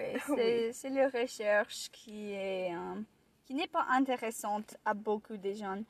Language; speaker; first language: French; non-native, learner; English